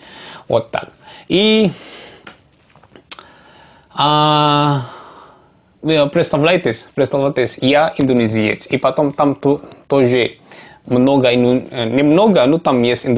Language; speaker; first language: Russian; non-native, learner; Javanese